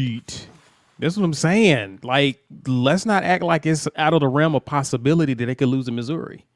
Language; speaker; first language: English; native; English